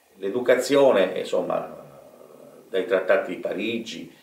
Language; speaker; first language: Italian; native; Italian